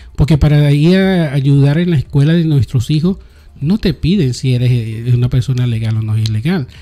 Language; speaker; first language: Spanish; native; Spanish